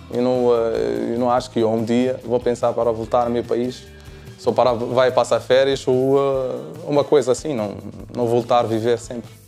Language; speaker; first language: Portuguese; non-native, learner; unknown